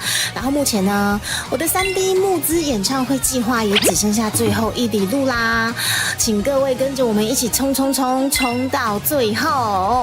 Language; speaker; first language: Chinese; native; Chinese